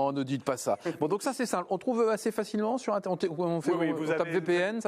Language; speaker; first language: French; native; French